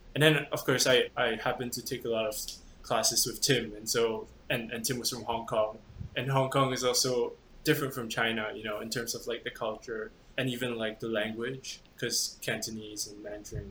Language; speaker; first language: English; native; English